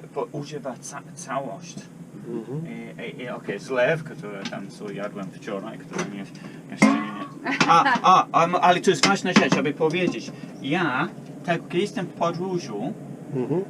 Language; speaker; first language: Polish; non-native, learner; English